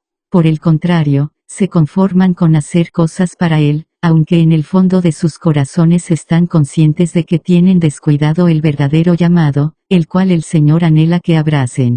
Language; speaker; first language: Spanish; native; Spanish